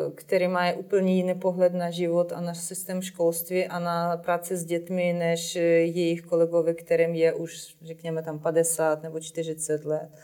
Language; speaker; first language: Czech; non-native, fluent; Russian